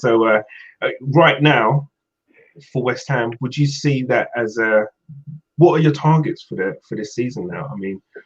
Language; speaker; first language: English; native; English